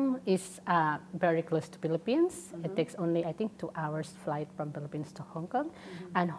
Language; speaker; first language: English; non-native, local second language; Waray